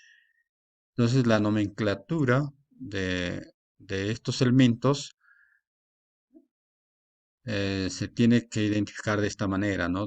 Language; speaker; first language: Spanish; native; Spanish